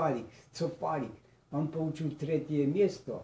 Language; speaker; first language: Russian; non-native, learner; Polish